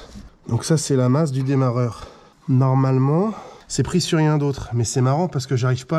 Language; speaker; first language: French; native; French